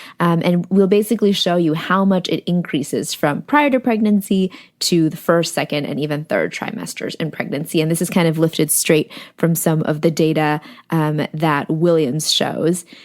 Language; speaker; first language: English; native; English